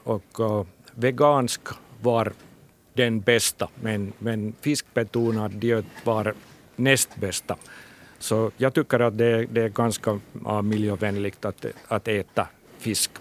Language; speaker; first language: Swedish; non-native, local second language; Finnish